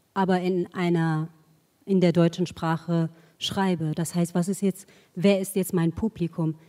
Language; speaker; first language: German; early bilingual, other home language; Kurdish